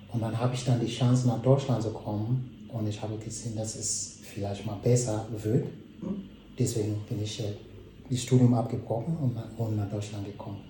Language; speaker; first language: German; non-native, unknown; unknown